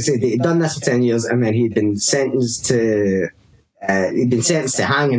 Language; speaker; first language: English; native; English